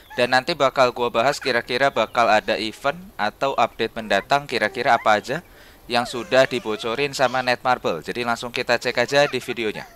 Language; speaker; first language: Indonesian; native; Indonesian